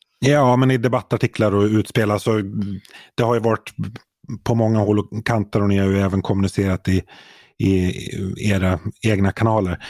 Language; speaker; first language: Swedish; native; Swedish